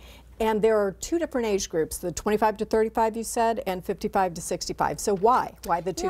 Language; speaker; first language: English; native; English